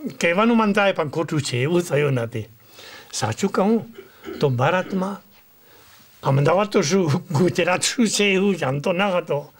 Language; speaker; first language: Gujarati; non-native, fluent; Spanish